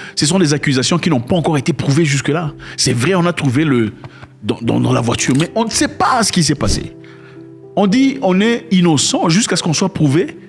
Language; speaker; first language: French; non-native, local second language; Lingala